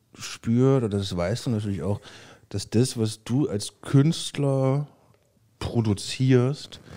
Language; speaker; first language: German; native; German